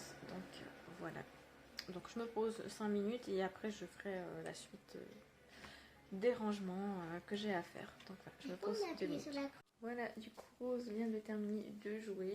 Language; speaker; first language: French; native; French